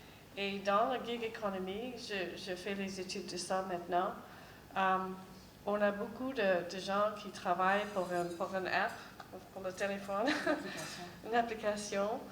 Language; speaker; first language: French; non-native, learner; English